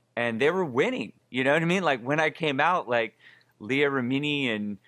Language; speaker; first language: English; native; English